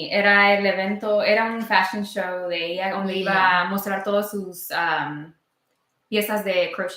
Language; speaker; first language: Spanish; early bilingual, heritage; Spanish